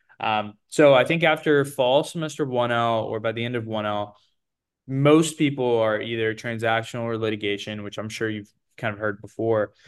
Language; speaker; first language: English; early bilingual, other home language; Portuguese